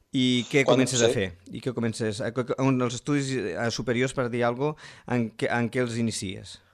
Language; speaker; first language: Catalan; native; Catalan